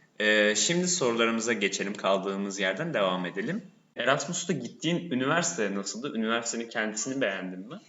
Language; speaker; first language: Turkish; native; Turkish